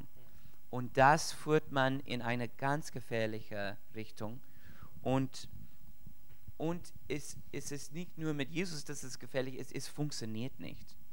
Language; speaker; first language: German; non-native, learner; English